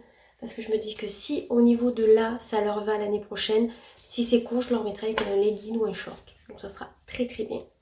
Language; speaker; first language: French; native; French